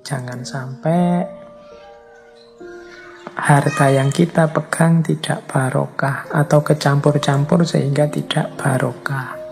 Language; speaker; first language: Indonesian; native; Indonesian